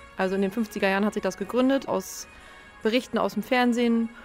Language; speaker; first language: German; native; German